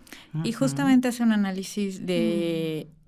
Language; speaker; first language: Spanish; native; Spanish